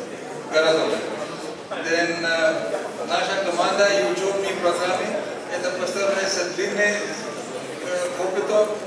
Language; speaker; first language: Russian; non-native, learner; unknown